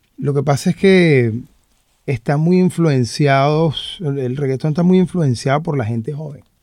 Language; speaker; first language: Spanish; native; Spanish